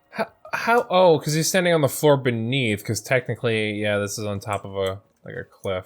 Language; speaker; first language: English; native; English